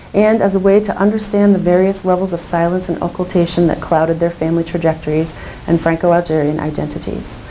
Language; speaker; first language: English; native; English